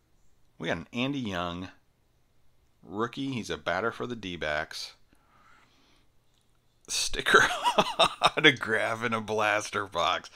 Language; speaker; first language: English; native; English